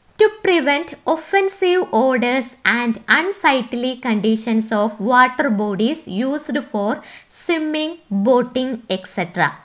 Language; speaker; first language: English; non-native, local second language; Malayalam